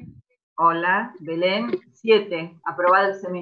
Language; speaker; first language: Spanish; native; Spanish